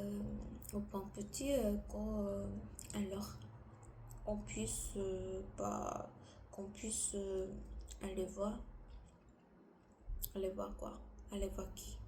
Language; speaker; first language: French; non-native, learner; Korean